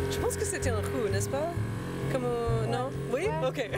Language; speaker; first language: French; non-native, learner; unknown